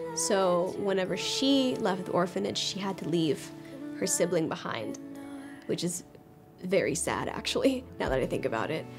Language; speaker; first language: English; native; English